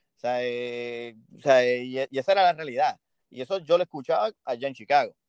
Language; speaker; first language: Spanish; early bilingual, heritage; Spanish